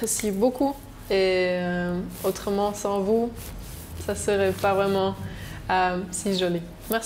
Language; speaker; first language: French; non-native, local second language; German